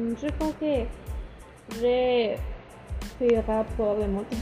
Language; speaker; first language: French; non-native, learner; Spanish